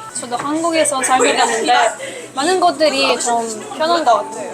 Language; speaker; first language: Korean; non-native, fluent; Russian